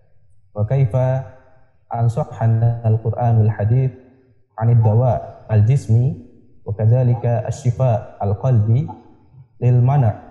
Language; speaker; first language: Arabic; non-native, learner; Indonesian